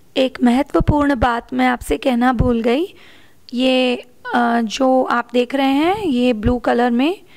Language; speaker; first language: Hindi; non-native, local second language; Marathi